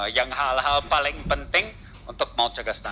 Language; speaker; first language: Indonesian; non-native, learner; English